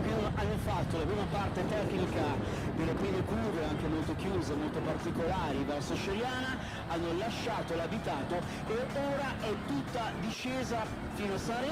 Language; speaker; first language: Italian; native; Italian